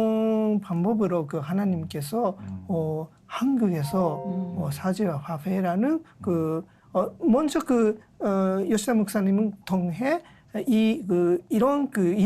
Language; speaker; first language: Korean; non-native, learner; Japanese